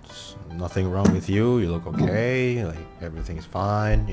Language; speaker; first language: English; non-native, fluent; Indonesian